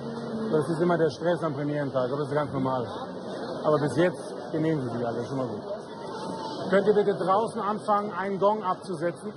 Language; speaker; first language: German; native; German